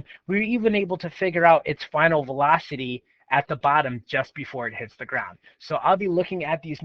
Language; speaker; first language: English; native; English